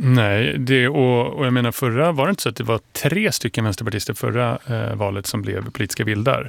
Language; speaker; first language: Swedish; non-native, fluent; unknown